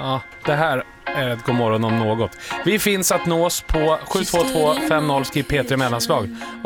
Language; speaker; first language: Swedish; native; Swedish